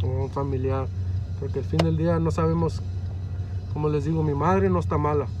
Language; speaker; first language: Spanish; early bilingual, heritage; Spanish